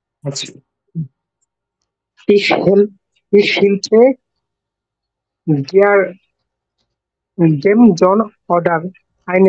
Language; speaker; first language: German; non-native, learner; Bangla